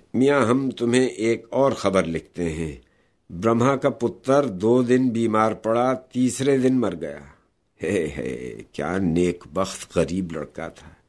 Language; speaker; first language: Urdu; native; Urdu